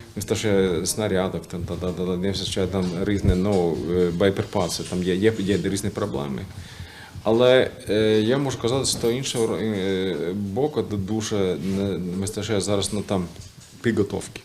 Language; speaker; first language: Ukrainian; non-native, learner; Lithuanian